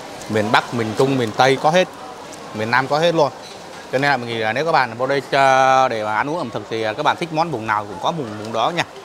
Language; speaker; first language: Vietnamese; native; Vietnamese